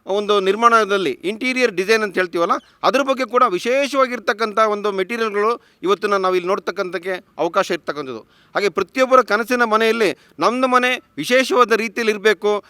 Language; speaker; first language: Kannada; native; Kannada